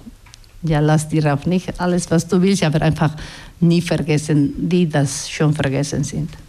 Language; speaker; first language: German; non-native, learner; Basque